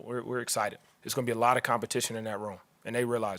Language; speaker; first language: English; native; English